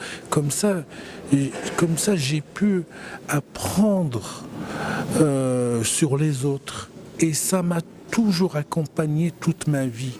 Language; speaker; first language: French; non-native, local second language; Arabic